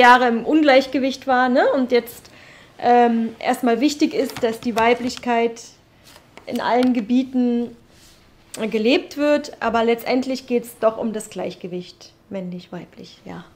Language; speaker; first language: German; native; German